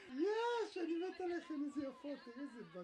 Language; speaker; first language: Hebrew; native; Hebrew